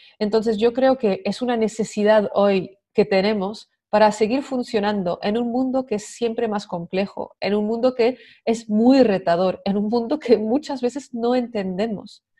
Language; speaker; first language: Spanish; non-native, fluent; French